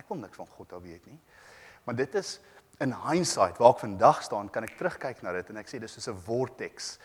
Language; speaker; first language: Afrikaans; native; Afrikaans